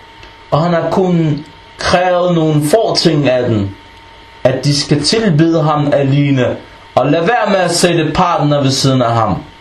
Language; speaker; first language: Danish; non-native, fluent; Arabic